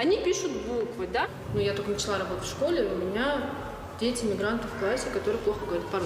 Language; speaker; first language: Russian; native; Russian